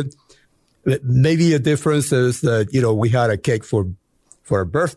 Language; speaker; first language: English; non-native, fluent; Spanish